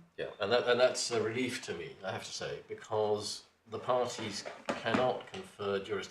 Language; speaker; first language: English; native; English